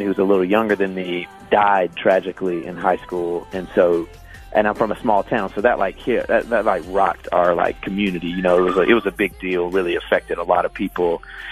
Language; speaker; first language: English; native; English